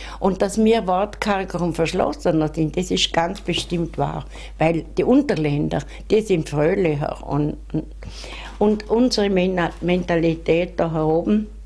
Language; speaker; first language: German; native; German